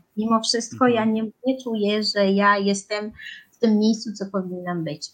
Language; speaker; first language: Polish; early bilingual, heritage; Polish